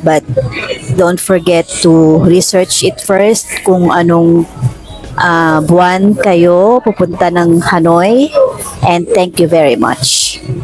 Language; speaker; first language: English; non-native, local second language; Aklanon